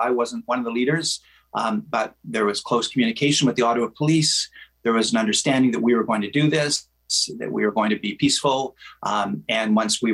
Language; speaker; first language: English; native; English